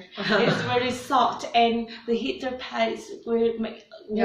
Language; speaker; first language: English; non-native, learner; Vietnamese